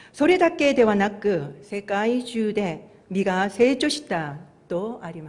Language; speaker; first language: Japanese; non-native, fluent; Korean